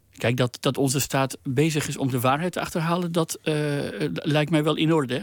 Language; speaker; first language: Dutch; non-native, fluent; Persian